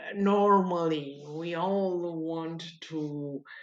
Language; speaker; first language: English; non-native, learner; Italian